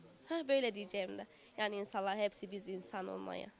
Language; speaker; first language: Turkish; early bilingual, other home language; Arabic